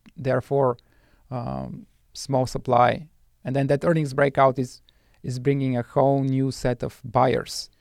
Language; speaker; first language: English; non-native, fluent; Bulgarian